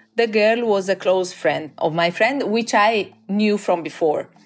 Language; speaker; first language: English; non-native, fluent; Italian